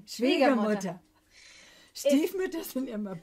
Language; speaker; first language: German; non-native, fluent; English